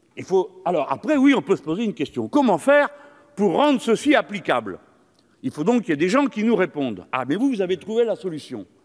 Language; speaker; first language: French; native; French